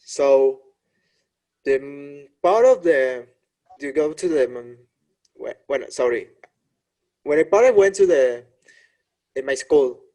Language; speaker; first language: English; non-native, learner; Spanish